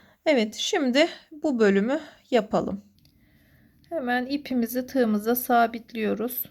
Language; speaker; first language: Turkish; native; Turkish